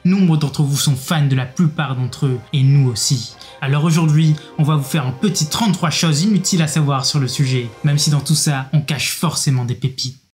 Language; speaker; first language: French; native; French